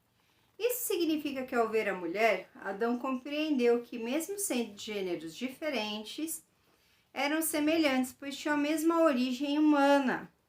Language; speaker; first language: Portuguese; native; Portuguese